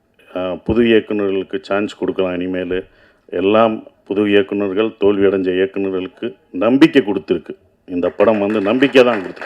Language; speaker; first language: Tamil; native; Tamil